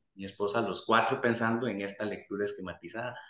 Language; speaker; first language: Spanish; native; Spanish